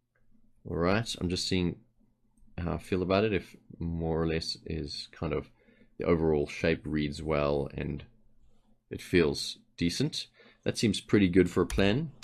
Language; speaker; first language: English; native; English